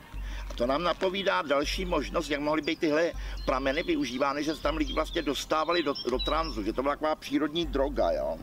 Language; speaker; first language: Czech; native; Czech